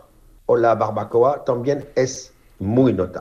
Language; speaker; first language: Spanish; non-native, fluent; French